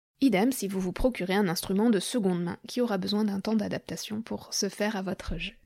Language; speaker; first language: French; native; French